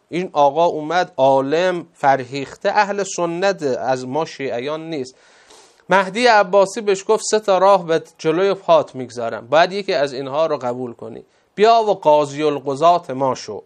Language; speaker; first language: Persian; native; Persian